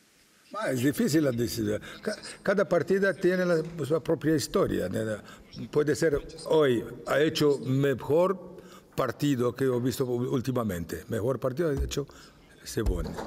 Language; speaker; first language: Italian; non-native, fluent; Romanian